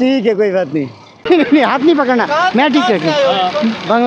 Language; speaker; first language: Hindi; non-native, learner; Bangla